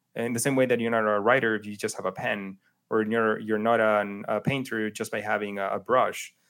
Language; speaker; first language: English; non-native, fluent; Spanish